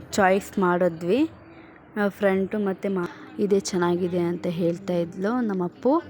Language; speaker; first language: Kannada; non-native, local second language; Lambadi